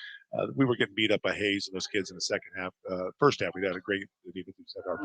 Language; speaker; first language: English; native; English